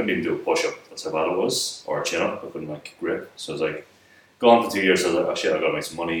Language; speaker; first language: English; native; English